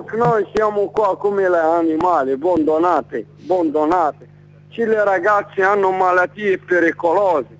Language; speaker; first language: Italian; non-native, learner; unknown